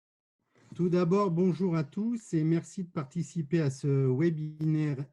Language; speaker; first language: French; native; French